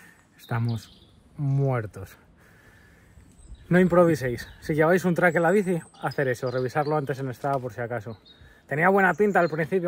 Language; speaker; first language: Spanish; native; Spanish